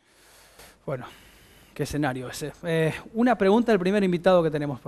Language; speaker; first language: Spanish; native; Spanish